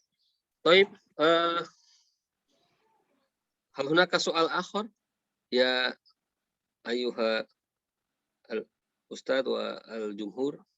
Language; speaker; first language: Arabic; non-native, fluent; Indonesian